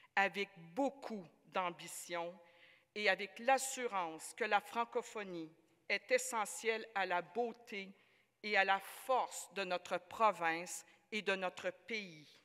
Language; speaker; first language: French; native; French